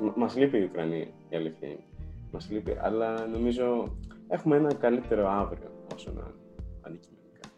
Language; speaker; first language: Greek; early bilingual, other home language; Ukrainian